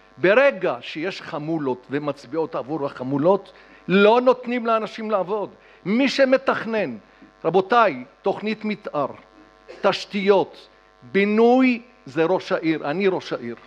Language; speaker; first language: Hebrew; native; Hebrew